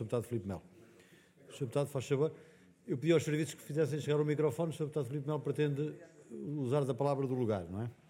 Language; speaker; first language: Portuguese; native; Portuguese